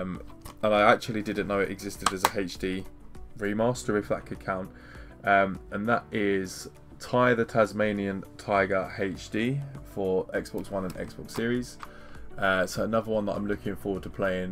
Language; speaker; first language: English; native; English